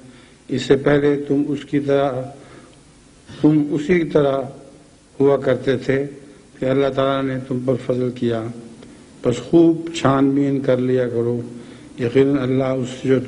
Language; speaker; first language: Urdu; native; Urdu